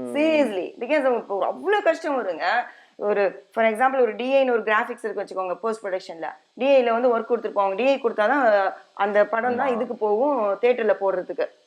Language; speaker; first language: Tamil; non-native, fluent; English